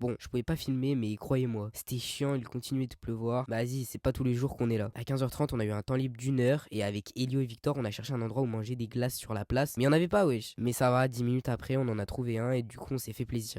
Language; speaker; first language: French; native; French